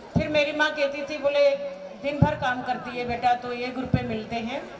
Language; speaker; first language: Hindi; non-native, fluent; Bhili